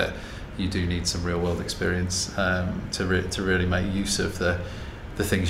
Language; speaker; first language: English; native; English